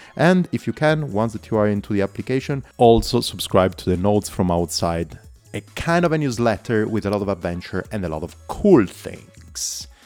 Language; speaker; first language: English; non-native, fluent; Italian